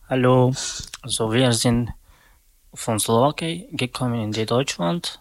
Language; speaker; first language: German; non-native, learner; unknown